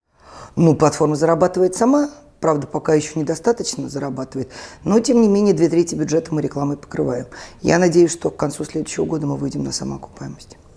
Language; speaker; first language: Russian; native; Russian